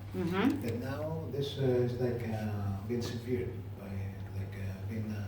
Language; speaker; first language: English; non-native, fluent; Greek